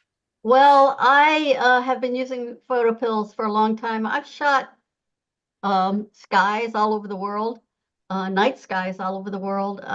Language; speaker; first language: English; native; English